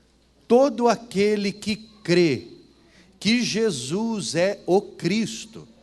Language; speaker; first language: Portuguese; native; Portuguese